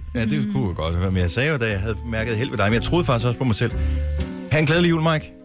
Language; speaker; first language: Danish; native; Danish